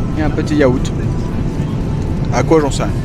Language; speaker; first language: French; native; French